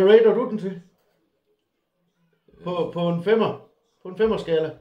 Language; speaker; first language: Danish; native; Danish